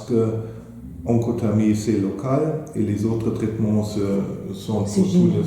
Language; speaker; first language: French; non-native, fluent; German